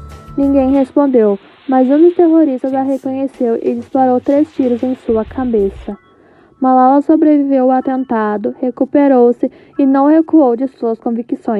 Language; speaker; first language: Portuguese; native; Portuguese